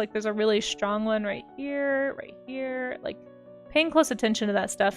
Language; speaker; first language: English; native; English